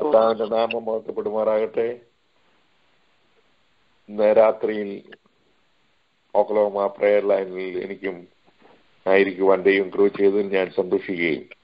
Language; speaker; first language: Malayalam; native; Malayalam